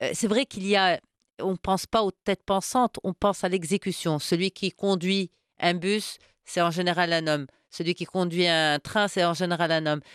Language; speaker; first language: French; non-native, local second language; Arabic